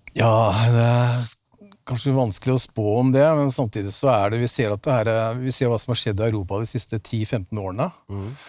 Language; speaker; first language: Norwegian; native; Norwegian